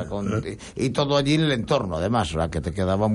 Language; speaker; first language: Spanish; native; Spanish